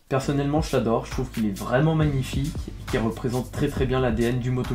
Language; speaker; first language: French; native; French